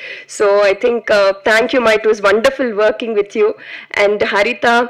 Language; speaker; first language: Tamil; non-native, learner; Telugu